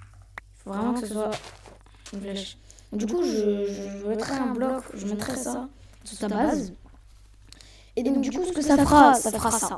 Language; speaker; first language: French; native; French